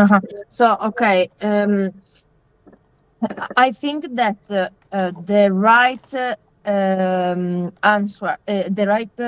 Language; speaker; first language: English; non-native, learner; Italian